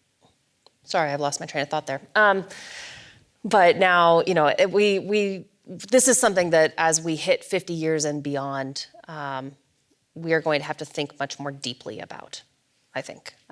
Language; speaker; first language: English; native; English